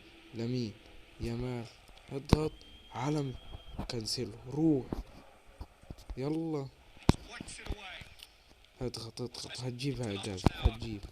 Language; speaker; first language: Arabic; native; Arabic